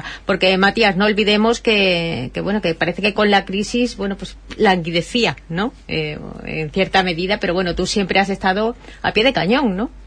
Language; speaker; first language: Spanish; native; Spanish